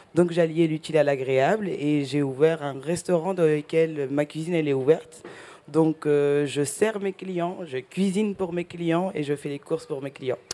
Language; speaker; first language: French; early bilingual, other home language; Spanish